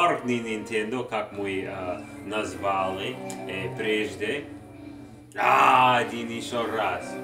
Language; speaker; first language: Russian; non-native, learner; English